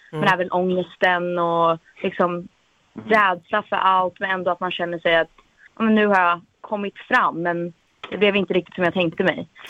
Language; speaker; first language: Swedish; early bilingual, heritage; Swedish